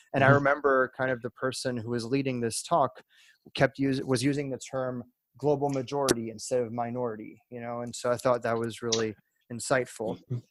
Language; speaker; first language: English; early bilingual, other home language; French